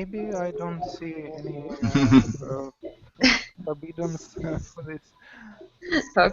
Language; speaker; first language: English; non-native, learner; Russian